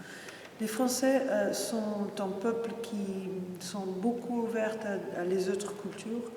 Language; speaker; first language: French; non-native, fluent; Portuguese